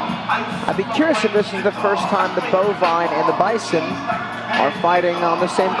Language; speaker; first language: English; native; English